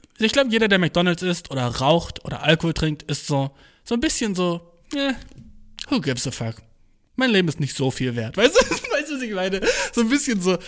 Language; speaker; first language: German; early bilingual, other home language; Turkish